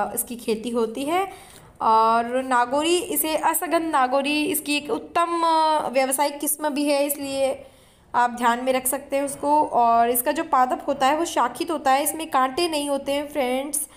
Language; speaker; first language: Hindi; native; Hindi